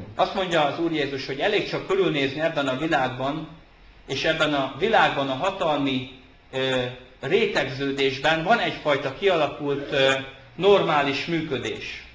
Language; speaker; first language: Hungarian; native; Hungarian